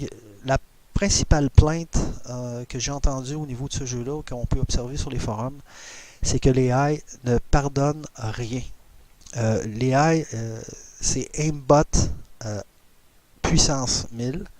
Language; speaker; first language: French; native; French